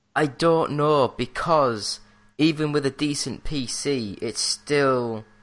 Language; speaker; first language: English; native; English